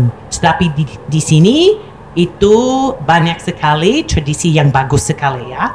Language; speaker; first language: Indonesian; non-native, fluent; English